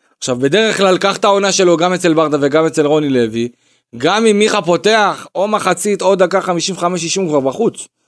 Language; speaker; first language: Hebrew; native; Hebrew